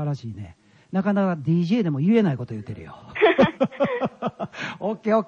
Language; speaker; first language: Japanese; native; Japanese